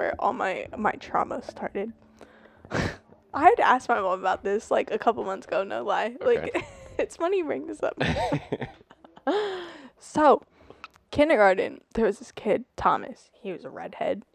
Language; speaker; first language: English; native; English